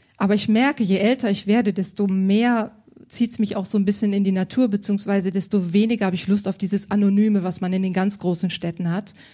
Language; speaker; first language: German; native; German